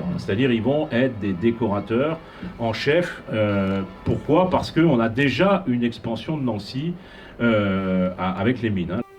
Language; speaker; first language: French; native; French